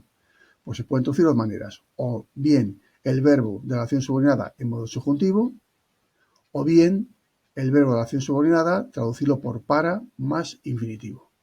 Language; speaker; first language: Spanish; native; Spanish